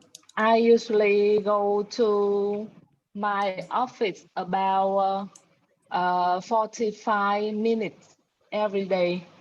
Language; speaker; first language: English; non-native, learner; Vietnamese